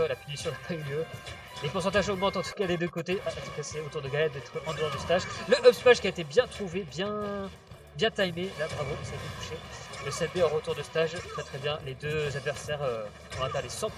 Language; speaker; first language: French; native; French